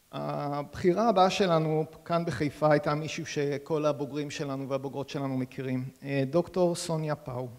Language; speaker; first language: Hebrew; native; Hebrew